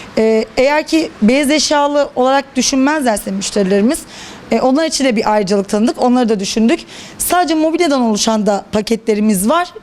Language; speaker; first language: Turkish; native; Turkish